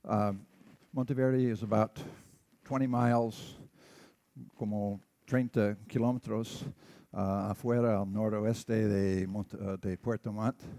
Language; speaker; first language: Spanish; non-native, learner; English